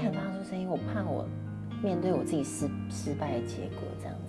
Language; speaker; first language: Chinese; native; Chinese